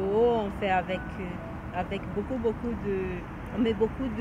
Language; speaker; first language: French; non-native, learner; Portuguese